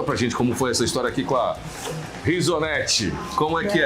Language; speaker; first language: Portuguese; native; Portuguese